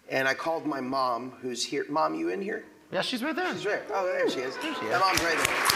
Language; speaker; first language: English; native; English